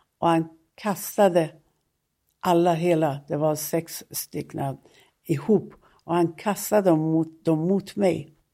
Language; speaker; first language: Swedish; non-native, fluent; Persian